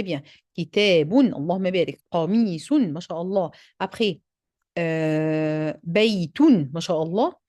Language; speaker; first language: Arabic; non-native, fluent; French